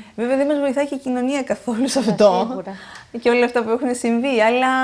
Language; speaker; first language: Greek; native; Greek